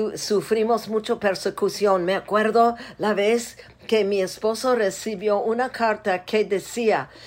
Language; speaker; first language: Spanish; non-native, fluent; English